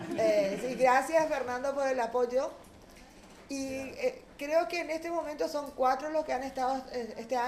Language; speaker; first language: Spanish; native; Spanish